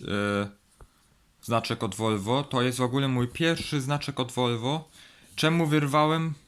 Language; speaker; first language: Polish; early bilingual, heritage; Polish